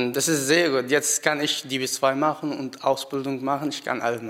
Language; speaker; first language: German; non-native, learner; Arabic